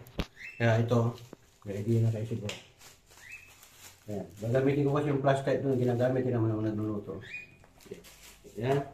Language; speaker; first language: Filipino; native; Filipino